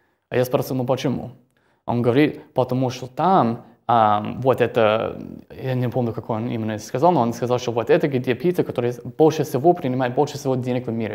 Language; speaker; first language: Russian; non-native, fluent; English